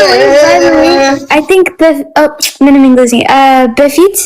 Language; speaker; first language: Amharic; non-native, learner; English